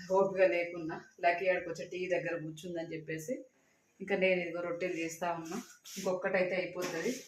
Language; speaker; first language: Telugu; native; Telugu